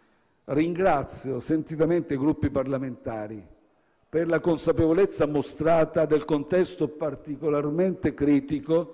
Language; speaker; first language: Italian; native; Italian